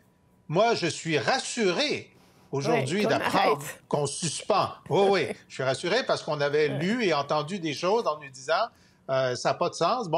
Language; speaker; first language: French; native; French